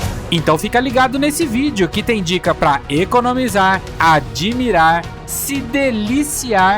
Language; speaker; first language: Portuguese; native; Portuguese